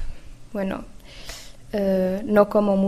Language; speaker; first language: Spanish; non-native, fluent; Czech